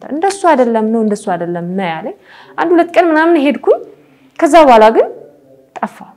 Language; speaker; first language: Amharic; native; Amharic